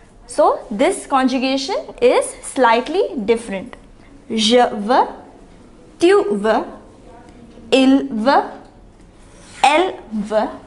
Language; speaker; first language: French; non-native, fluent; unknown